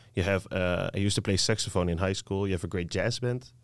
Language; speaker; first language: English; non-native, fluent; Dutch